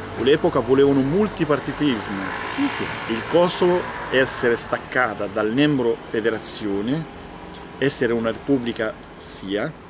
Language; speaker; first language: Italian; non-native, fluent; Albanian